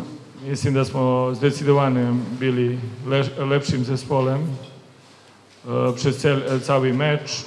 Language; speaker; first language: Polish; non-native, learner; Serbian